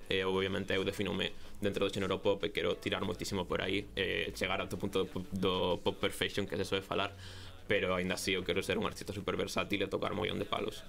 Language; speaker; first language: Galician; non-native, local second language; Spanish